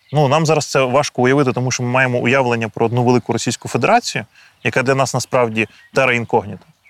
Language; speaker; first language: Ukrainian; native; Ukrainian